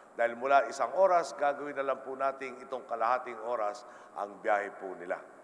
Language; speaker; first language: Filipino; native; Filipino